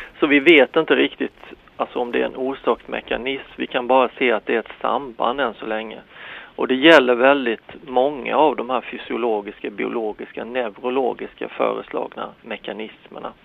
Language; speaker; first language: Swedish; native; Swedish